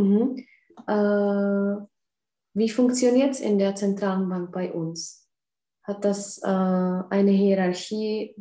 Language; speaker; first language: German; non-native, fluent; Czech